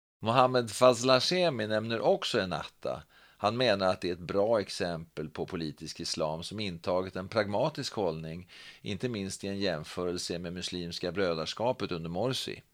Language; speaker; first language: Swedish; native; Swedish